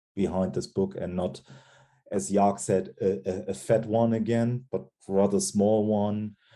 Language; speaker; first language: English; non-native, fluent; German